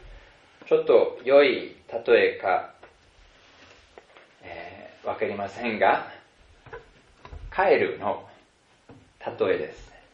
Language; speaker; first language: Japanese; non-native, fluent; German